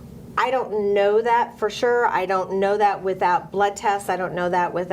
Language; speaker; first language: English; native; English